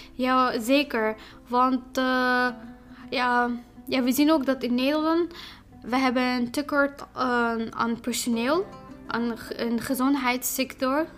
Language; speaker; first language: Dutch; non-native, fluent; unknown